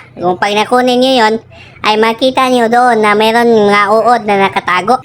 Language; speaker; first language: Filipino; non-native, local second language; Cebuano